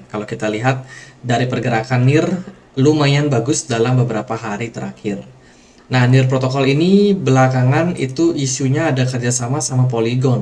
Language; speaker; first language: Indonesian; native; Indonesian